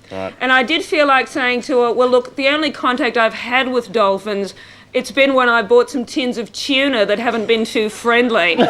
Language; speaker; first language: English; native; English